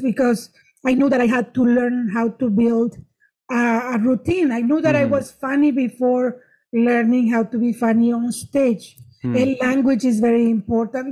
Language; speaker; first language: English; non-native, fluent; Spanish